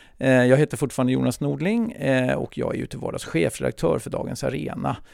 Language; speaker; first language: Swedish; native; Swedish